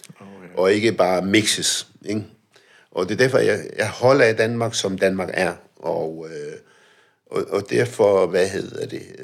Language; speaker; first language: Danish; early bilingual, other home language; Arabic